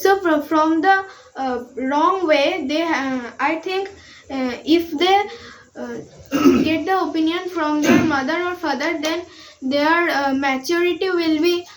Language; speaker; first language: English; non-native, learner; Bangla